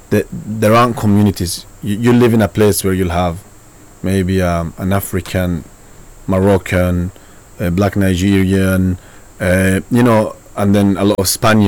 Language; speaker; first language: English; non-native, fluent; Spanish